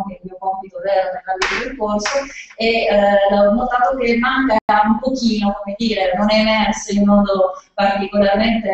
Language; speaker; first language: Italian; native; Italian